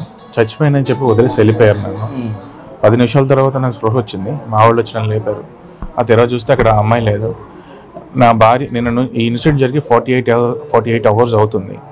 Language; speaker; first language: Telugu; native; Telugu